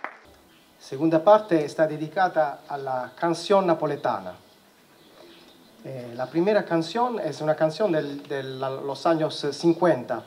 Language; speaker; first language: Spanish; non-native, learner; Italian